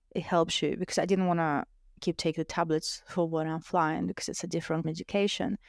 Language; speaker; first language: English; non-native, fluent; Russian